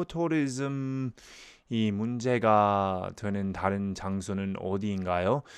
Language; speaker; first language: Korean; non-native, learner; English